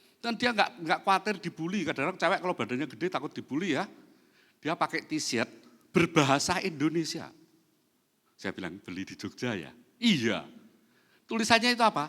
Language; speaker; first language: Indonesian; non-native, local second language; Javanese